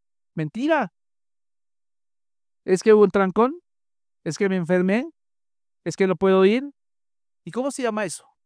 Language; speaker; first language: Spanish; native; Spanish